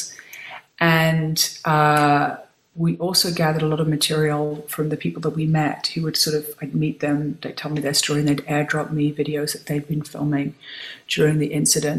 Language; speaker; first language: English; native; English